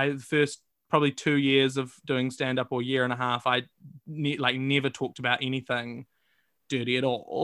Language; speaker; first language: English; native; English